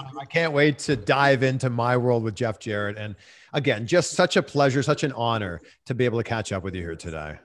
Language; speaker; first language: English; native; English